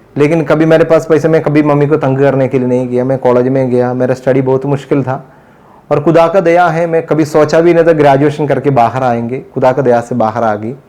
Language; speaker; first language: Hindi; non-native, local second language; Malayalam